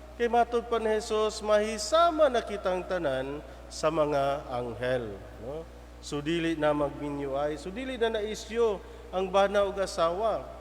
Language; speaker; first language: Cebuano; native; Cebuano